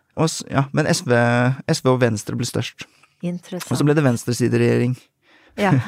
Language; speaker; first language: Norwegian; early bilingual, other home language; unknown